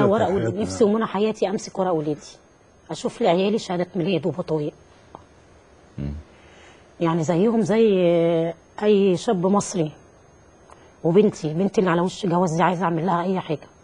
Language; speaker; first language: Arabic; native; Arabic